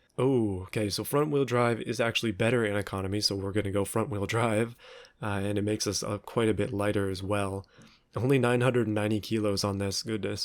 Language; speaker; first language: English; native; English